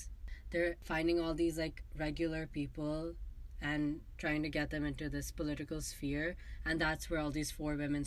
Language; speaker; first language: English; non-native, local second language; Urdu